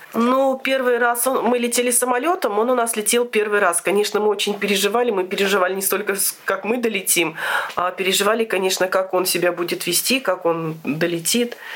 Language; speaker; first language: Russian; native; Russian